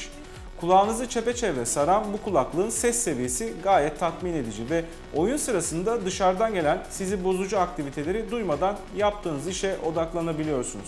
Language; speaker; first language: Turkish; native; Turkish